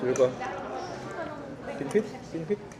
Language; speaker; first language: French; early bilingual, other home language; Lao